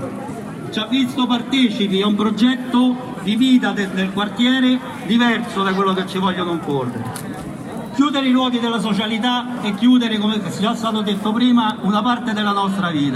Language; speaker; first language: Italian; native; Italian